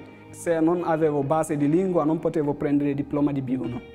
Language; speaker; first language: Italian; non-native, learner; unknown